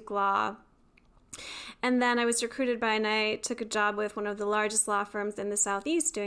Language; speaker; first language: English; native; English